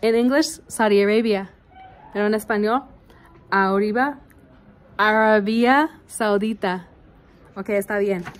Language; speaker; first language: Spanish; non-native, learner; English